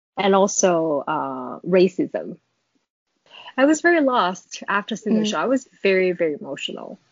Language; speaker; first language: English; non-native, fluent; Chinese